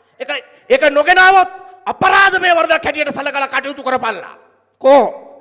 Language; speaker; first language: Sinhala; native; Sinhala